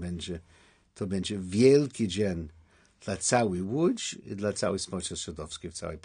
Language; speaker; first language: Polish; non-native, learner; English